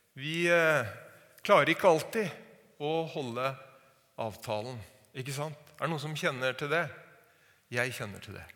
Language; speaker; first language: Norwegian; native; Norwegian